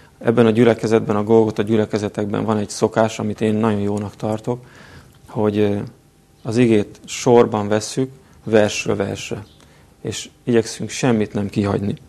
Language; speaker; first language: Hungarian; native; Hungarian